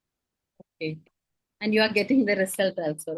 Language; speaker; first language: English; non-native, local second language; Malayalam